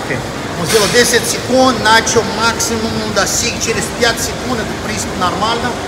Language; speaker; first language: Russian; non-native, learner; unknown